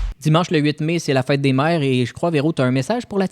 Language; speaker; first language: French; native; French